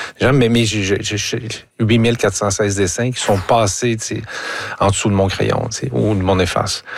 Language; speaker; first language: French; native; French